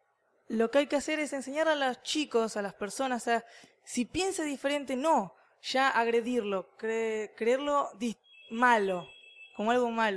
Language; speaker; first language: Spanish; native; Spanish